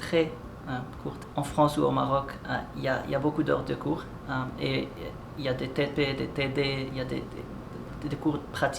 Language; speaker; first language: French; non-native, local second language; Arabic